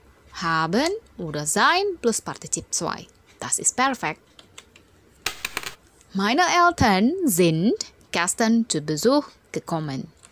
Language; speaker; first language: German; non-native, fluent; Indonesian